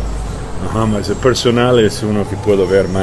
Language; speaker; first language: Spanish; early bilingual, heritage; English